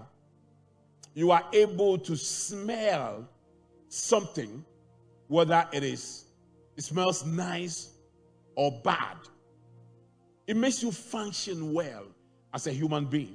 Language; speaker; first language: English; non-native, local second language; Akan